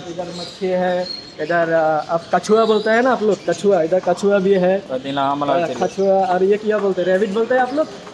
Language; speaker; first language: Hindi; non-native, fluent; Bangla